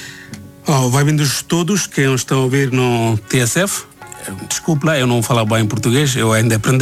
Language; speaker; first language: Portuguese; non-native, learner; Bangla